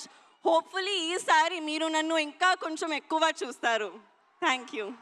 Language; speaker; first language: Telugu; non-native, learner; Hindi